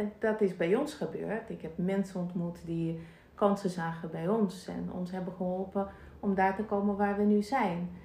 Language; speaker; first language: Dutch; non-native, fluent; Russian